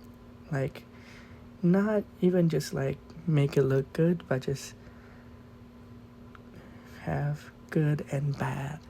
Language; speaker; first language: English; non-native, fluent; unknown